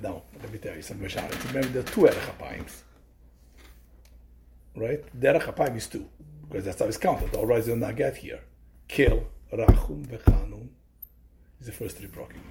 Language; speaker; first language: English; native; English